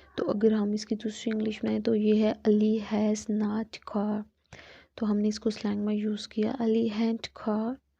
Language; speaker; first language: Urdu; non-native, local second language; Punjabi